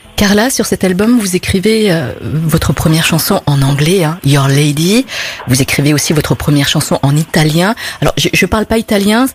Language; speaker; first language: French; native; French